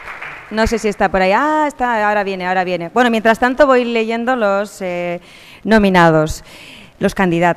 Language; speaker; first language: Spanish; native; Spanish